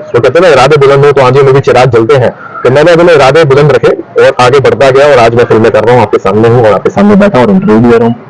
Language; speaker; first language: Hindi; non-native, local second language; Sindhi